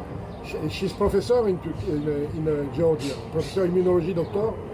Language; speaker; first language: English; non-native, learner; French